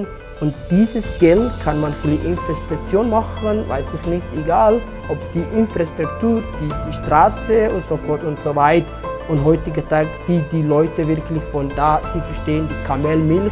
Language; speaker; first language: German; non-native, fluent; Somali